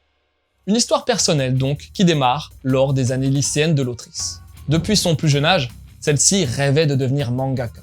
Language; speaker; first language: French; native; French